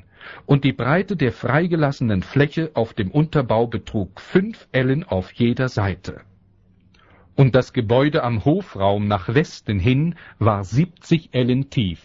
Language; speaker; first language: German; native; German